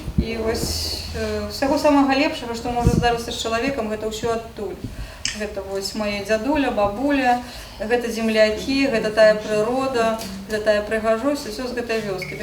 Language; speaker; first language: Belarusian; native; Belarusian